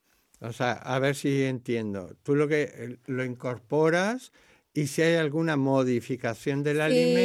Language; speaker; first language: Spanish; native; Spanish